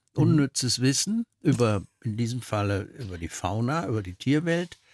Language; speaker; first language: German; native; German